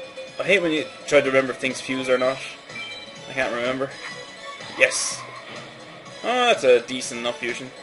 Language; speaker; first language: English; native; English